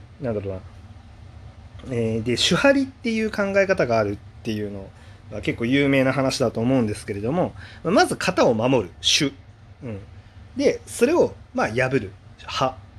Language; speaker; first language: Japanese; native; Japanese